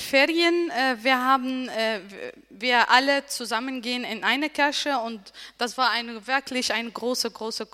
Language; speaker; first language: German; non-native, learner; Arabic